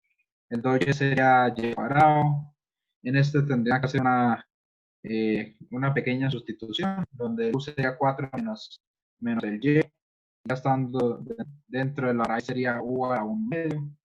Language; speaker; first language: Spanish; native; Spanish